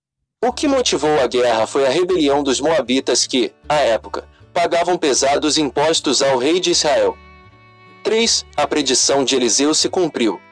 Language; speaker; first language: Portuguese; native; Portuguese